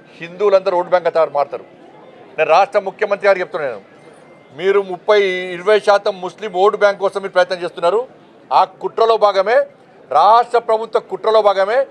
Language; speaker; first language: Telugu; native; Telugu